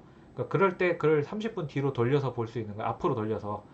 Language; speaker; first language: Korean; native; Korean